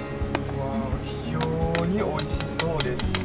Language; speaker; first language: Japanese; native; Japanese